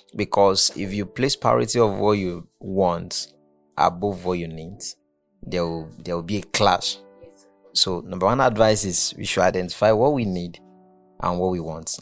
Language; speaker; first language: English; non-native, local second language; Yoruba